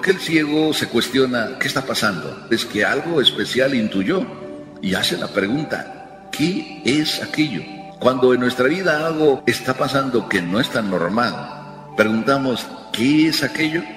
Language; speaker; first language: Spanish; native; Spanish